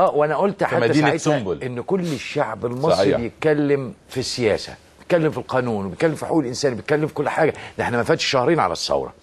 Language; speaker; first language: Arabic; native; Arabic